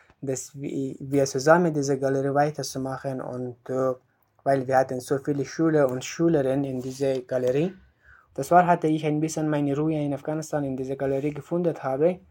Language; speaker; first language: German; non-native, learner; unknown